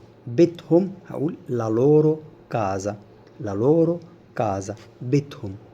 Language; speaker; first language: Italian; non-native, fluent; Arabic